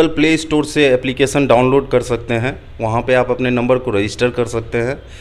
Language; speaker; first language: Hindi; native; Hindi